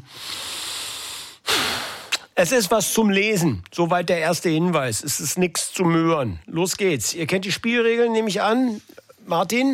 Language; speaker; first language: German; native; German